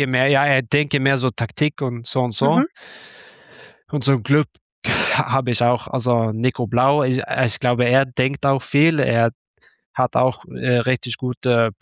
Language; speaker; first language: German; non-native, learner; Norwegian